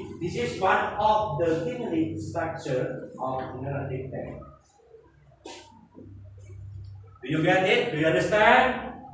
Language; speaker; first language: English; non-native, learner; Indonesian